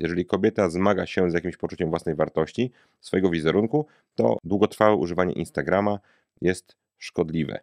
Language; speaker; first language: Polish; native; Polish